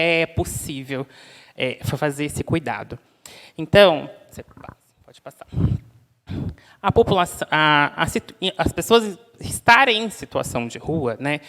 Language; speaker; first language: Portuguese; native; Portuguese